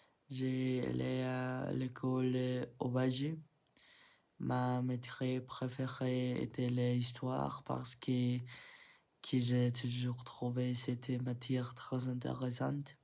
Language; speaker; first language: French; non-native, learner; Spanish